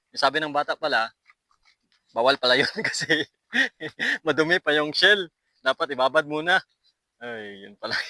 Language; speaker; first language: Filipino; native; Filipino